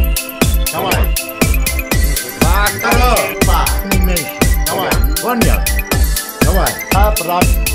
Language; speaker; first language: Russian; non-native, local second language; Georgian